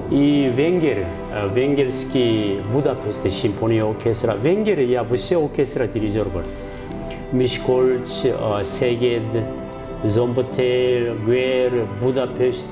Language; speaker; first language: Russian; non-native, learner; Korean